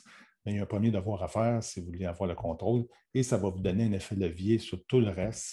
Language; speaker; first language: French; native; French